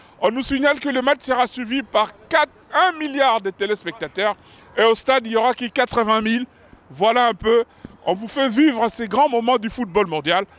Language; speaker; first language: French; non-native, local second language; Lingala